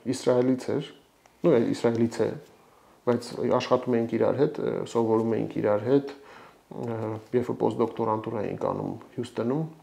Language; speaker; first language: Armenian; native; Armenian